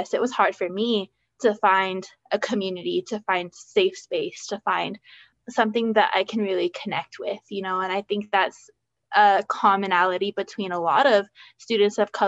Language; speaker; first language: English; native; English